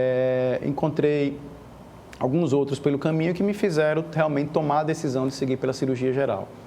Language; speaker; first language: Portuguese; native; Portuguese